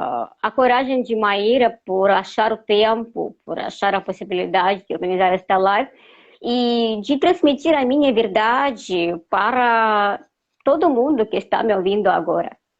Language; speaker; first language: Portuguese; non-native, fluent; Russian